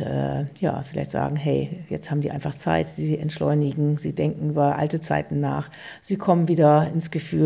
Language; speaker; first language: German; native; German